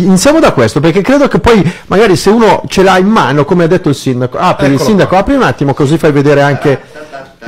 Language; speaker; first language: Italian; native; Italian